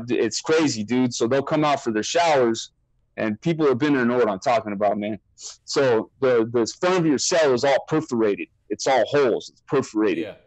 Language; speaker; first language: English; native; English